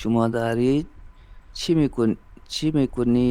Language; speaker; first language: Persian; non-native, learner; Urdu